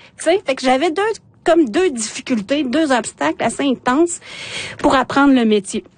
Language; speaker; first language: French; non-native, local second language; Innu-aimun